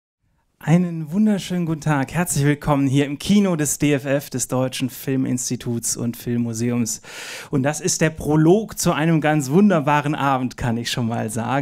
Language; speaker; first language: German; native; German